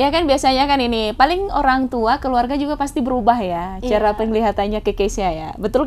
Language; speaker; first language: Indonesian; native; Indonesian